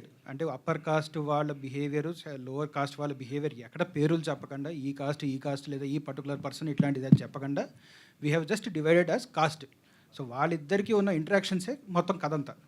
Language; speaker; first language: Telugu; native; Telugu